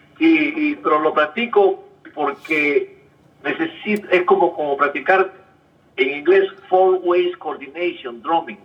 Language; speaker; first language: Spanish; native; Spanish